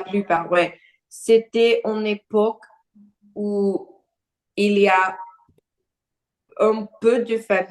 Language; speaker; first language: French; non-native, learner; Portuguese